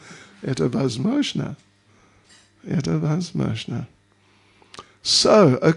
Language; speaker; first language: Russian; non-native, learner; English